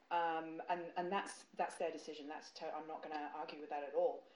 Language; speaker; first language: English; native; English